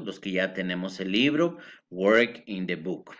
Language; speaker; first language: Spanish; native; Spanish